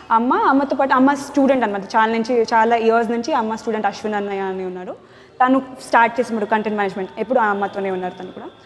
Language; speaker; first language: Telugu; non-native, local second language; Tamil